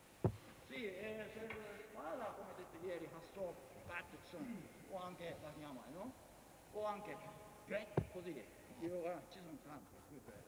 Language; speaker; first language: Italian; non-native, learner; Japanese